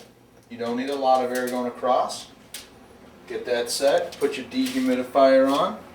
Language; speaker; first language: English; native; English